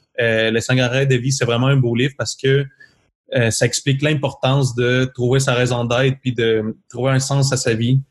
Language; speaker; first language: French; non-native, fluent; Spanish